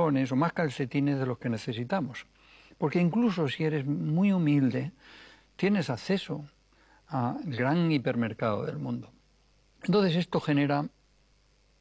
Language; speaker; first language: Spanish; native; Spanish